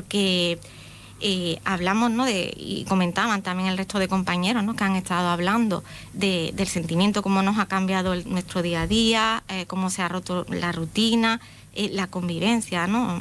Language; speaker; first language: Spanish; native; Spanish